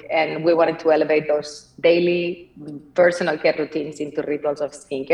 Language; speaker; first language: English; non-native, fluent; Spanish